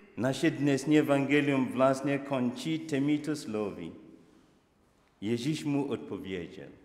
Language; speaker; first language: Czech; non-native, learner; Igbo